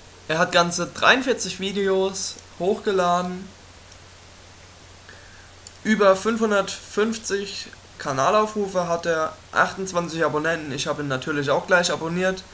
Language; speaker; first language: German; native; German